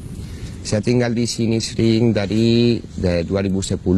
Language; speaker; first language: Indonesian; non-native, fluent; Spanish